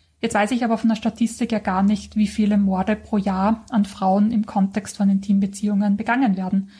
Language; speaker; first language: German; native; German